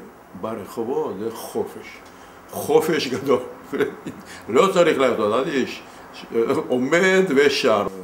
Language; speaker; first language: Hebrew; non-native, learner; Russian